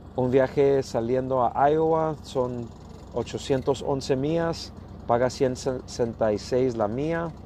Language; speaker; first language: Spanish; early bilingual, heritage; Spanish